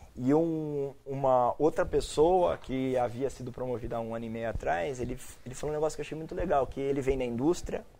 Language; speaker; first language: Portuguese; native; Portuguese